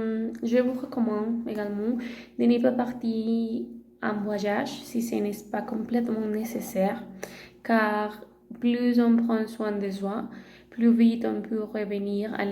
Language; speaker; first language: French; non-native, learner; Spanish